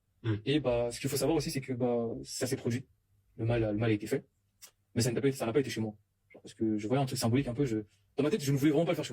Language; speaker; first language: French; native; French